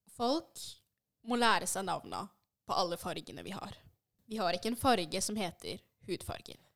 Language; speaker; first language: Norwegian; early bilingual, other home language; Swahili